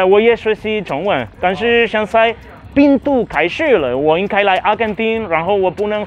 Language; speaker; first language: Chinese; non-native, learner; Spanish